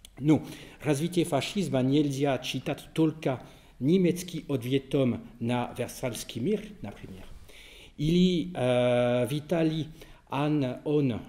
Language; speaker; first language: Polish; non-native, learner; French